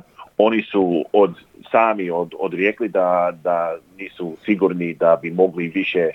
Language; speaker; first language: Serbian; early bilingual, heritage; English